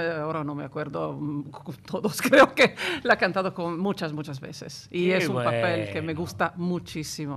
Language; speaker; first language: Spanish; non-native, fluent; Italian